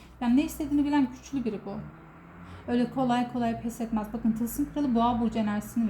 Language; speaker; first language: Turkish; native; Turkish